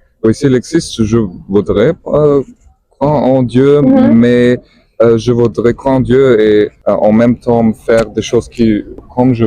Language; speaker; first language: French; non-native, learner; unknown